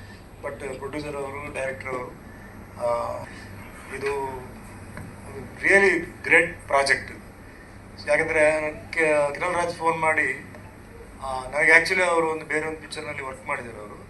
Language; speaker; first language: Kannada; non-native, fluent; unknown